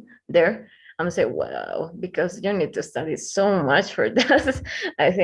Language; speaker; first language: English; non-native, learner; Spanish